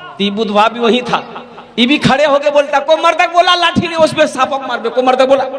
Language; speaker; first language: Hindi; non-native, local second language; Bangla